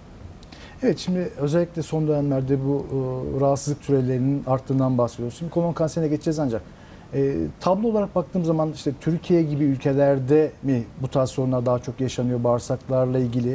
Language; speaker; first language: Turkish; native; Turkish